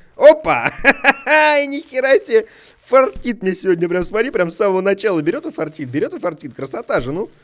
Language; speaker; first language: Russian; native; Russian